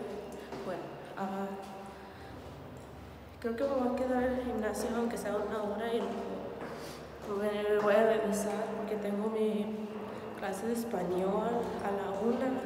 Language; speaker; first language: Spanish; early bilingual, heritage; Spanish